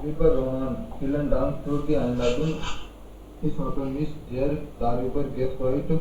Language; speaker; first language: German; non-native, learner; Hindi